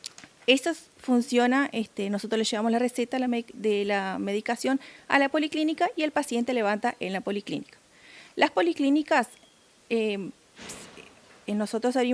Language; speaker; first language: Spanish; native; Spanish